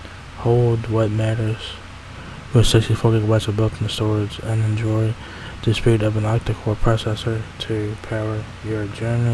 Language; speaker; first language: English; native; English